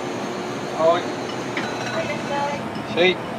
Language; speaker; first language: Japanese; native; Japanese